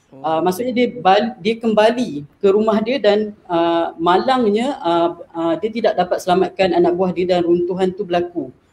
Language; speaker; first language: Malay; native; Malay